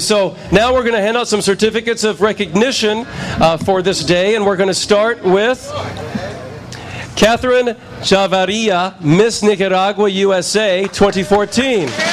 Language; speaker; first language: English; native; English